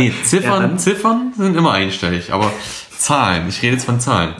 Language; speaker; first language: German; native; German